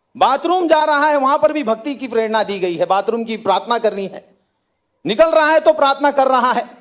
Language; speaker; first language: Hindi; native; Hindi